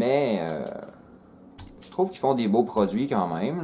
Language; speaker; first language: French; native; French